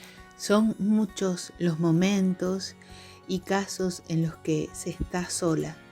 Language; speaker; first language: Spanish; native; Spanish